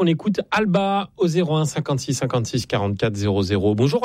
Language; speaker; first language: French; native; French